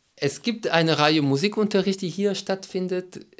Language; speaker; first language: German; non-native, fluent; French